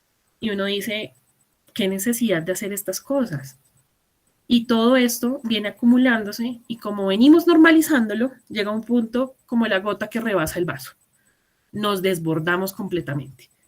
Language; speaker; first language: Spanish; native; Spanish